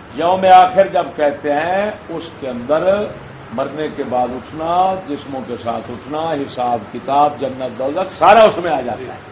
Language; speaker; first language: Urdu; non-native, local second language; Punjabi